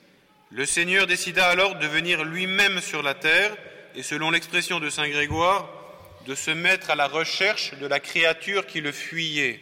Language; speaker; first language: French; native; French